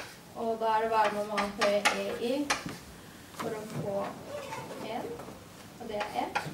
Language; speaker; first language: Norwegian; native; Norwegian